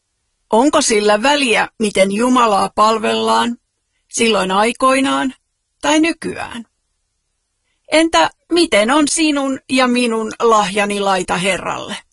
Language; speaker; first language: Finnish; native; Finnish